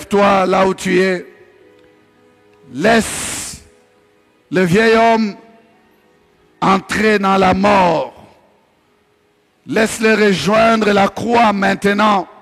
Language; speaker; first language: French; non-native, local second language; Swahili